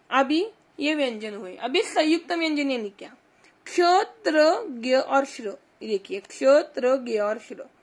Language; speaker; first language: Hindi; non-native, local second language; Marathi